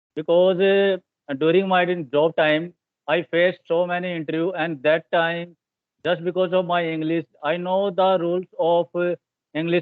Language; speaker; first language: English; non-native, learner; Hindi